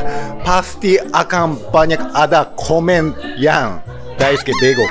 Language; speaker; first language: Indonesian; non-native, fluent; Japanese